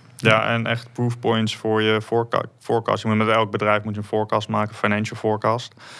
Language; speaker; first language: Dutch; native; Dutch